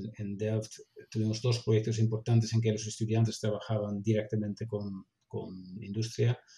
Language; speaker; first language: Spanish; non-native, fluent; Dutch